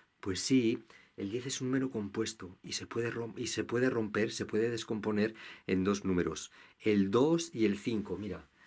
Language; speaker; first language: Spanish; native; Spanish